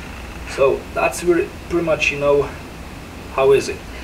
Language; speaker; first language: English; non-native, fluent; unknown